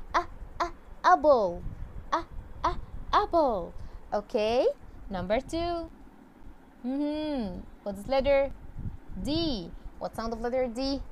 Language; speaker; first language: English; non-native, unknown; Arabic